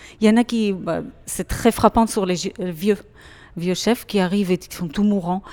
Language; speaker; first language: French; non-native, fluent; Hebrew